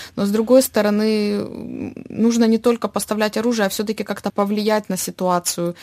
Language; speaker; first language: Russian; native; Russian